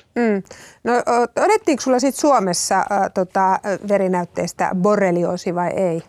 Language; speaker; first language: Finnish; native; Finnish